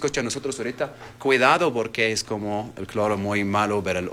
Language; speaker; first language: Spanish; non-native, learner; Arabic